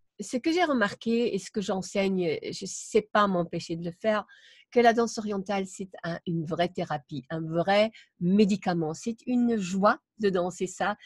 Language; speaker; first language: French; non-native, fluent; German